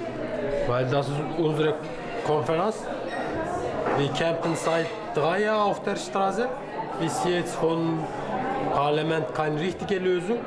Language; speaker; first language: German; non-native, learner; Turkish